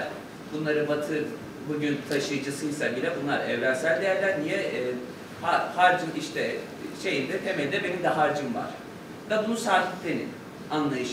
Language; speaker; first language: Turkish; native; Turkish